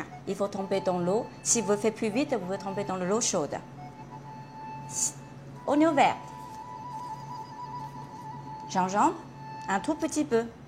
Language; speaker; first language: French; non-native, fluent; Chinese